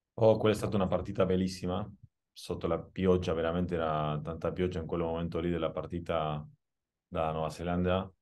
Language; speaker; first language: Italian; non-native, fluent; Spanish